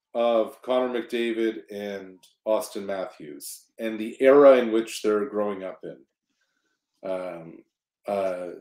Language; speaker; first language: English; native; English